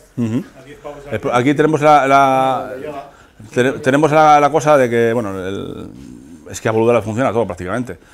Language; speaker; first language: Spanish; native; Spanish